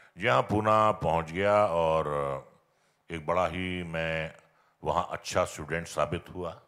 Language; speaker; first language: Hindi; native; Hindi